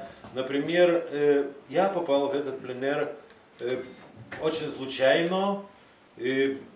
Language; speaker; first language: Russian; non-native, fluent; Lithuanian